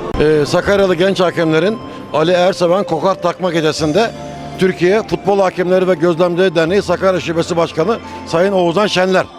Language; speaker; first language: Turkish; native; Turkish